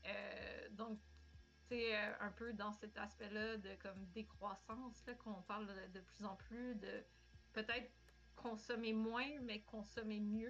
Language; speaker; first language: French; native; French